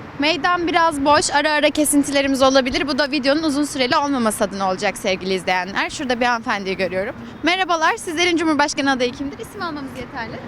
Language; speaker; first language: Turkish; native; Turkish